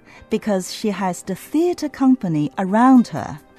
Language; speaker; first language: English; non-native, fluent; Chinese